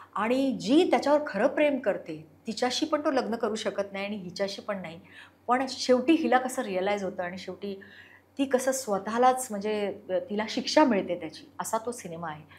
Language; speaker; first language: Marathi; non-native, local second language; Konkani